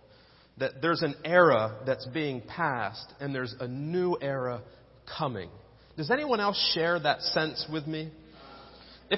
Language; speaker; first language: English; native; English